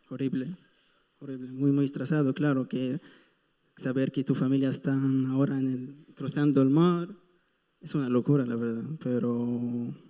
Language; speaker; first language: Spanish; non-native, fluent; Arabic